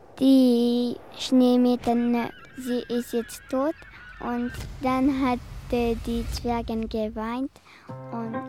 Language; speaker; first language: German; non-native, local second language; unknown